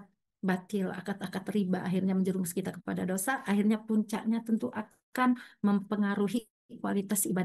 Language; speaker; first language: Indonesian; native; Indonesian